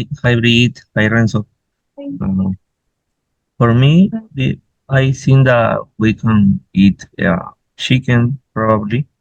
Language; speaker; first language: English; non-native, learner; Spanish